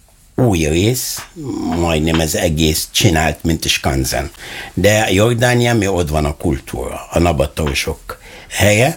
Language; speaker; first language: Hungarian; non-native, learner; Arabic